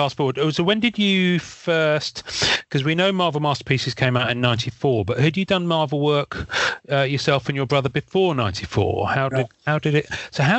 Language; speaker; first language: English; native; English